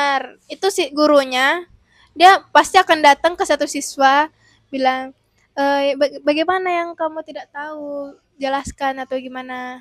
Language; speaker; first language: Indonesian; non-native, local second language; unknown